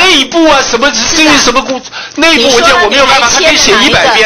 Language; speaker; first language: Chinese; native; Chinese